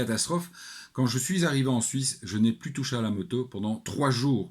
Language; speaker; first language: French; native; French